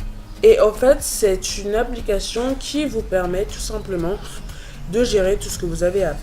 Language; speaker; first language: French; native; French